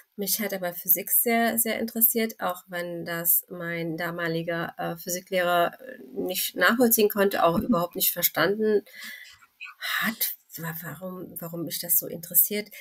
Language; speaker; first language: German; early bilingual, other home language; Turkish